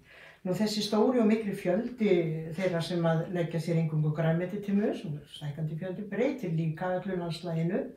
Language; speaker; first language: Icelandic; native; Icelandic